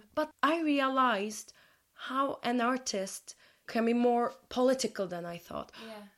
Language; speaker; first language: English; non-native, fluent; Turkish